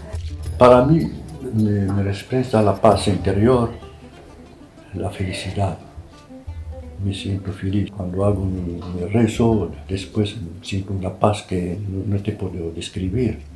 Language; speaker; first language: Spanish; non-native, fluent; Arabic